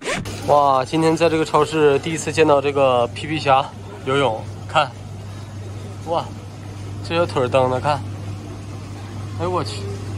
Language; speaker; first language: Chinese; native; Chinese